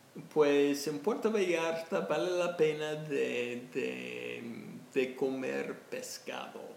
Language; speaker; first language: Spanish; non-native, fluent; English